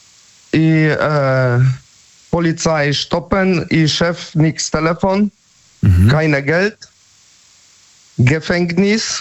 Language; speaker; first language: German; non-native, learner; Polish